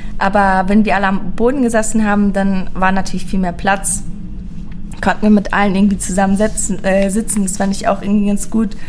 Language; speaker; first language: German; early bilingual, other home language; Persian